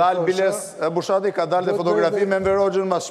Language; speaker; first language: Albanian; native; Albanian